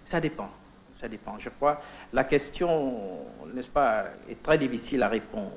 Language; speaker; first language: French; non-native, fluent; Indonesian